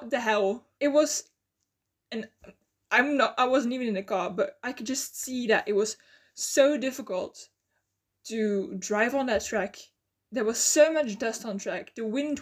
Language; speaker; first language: English; non-native, fluent; Dutch